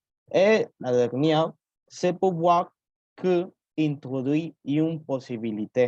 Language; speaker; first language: French; non-native, learner; Spanish